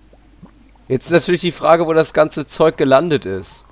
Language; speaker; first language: German; native; German